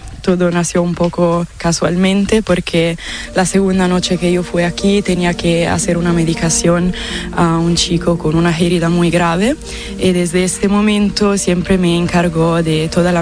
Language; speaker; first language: Spanish; non-native, fluent; Italian